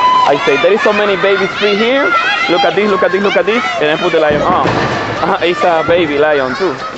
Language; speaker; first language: English; non-native, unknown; Spanish